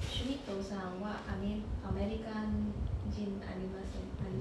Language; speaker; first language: Japanese; non-native, learner; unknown